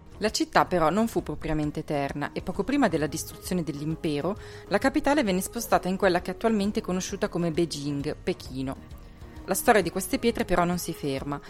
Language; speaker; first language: Italian; native; Italian